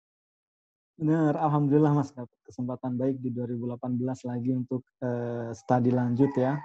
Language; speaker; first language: Indonesian; non-native, local second language; Madurese